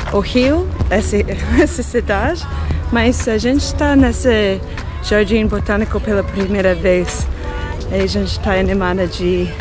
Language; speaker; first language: Portuguese; non-native, fluent; English